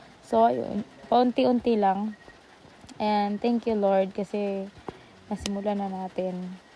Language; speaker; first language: Filipino; non-native, local second language; Cebuano